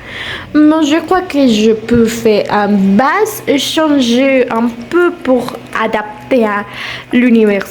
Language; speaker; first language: French; non-native, learner; Spanish